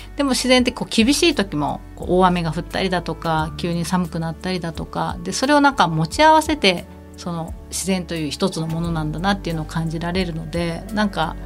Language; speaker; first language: Japanese; native; Japanese